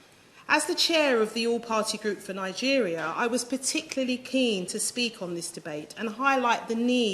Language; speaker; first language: English; native; English